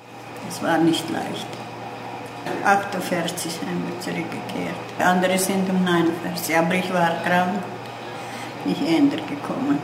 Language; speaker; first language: German; native; German